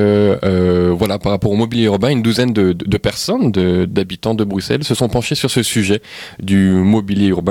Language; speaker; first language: French; native; French